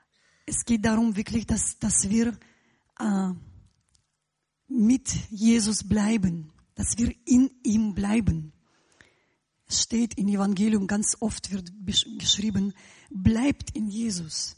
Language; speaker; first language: German; non-native, fluent; Russian